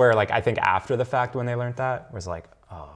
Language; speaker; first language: English; native; English